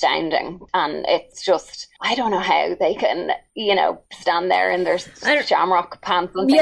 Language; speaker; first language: English; native; English